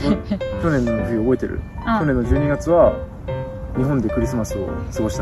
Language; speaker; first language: Japanese; native; Japanese